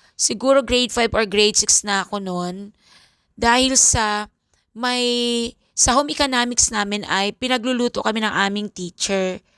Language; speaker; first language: Filipino; non-native, local second language; Bikol